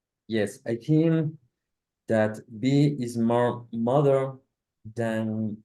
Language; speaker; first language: English; non-native, learner; Spanish